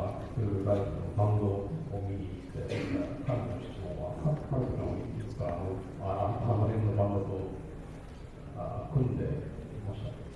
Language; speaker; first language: Japanese; non-native, fluent; English